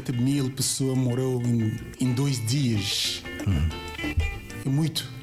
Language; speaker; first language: Portuguese; non-native, learner; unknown